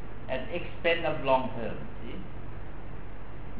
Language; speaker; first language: English; non-native, fluent; Thai